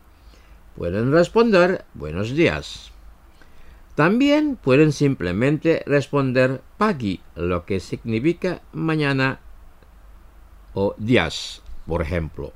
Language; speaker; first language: Spanish; non-native, fluent; Indonesian